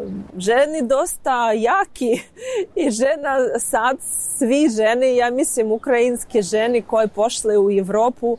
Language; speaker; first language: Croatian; non-native, learner; Ukrainian